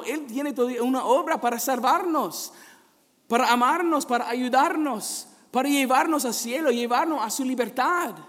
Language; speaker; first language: Spanish; non-native, fluent; English